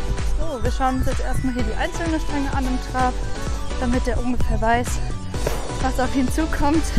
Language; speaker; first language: German; native; German